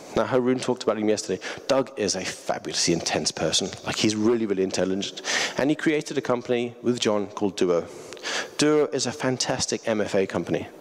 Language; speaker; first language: English; native; English